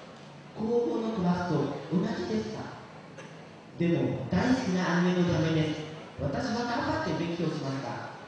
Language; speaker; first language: Japanese; non-native, learner; Lao